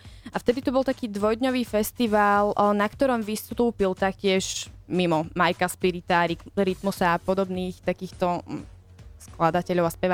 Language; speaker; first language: Slovak; native; Slovak